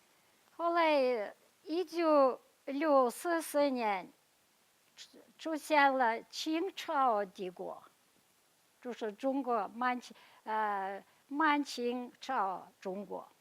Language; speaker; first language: Chinese; non-native, fluent; Kazakh